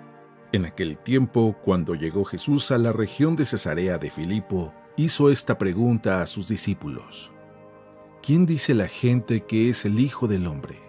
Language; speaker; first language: Spanish; native; Spanish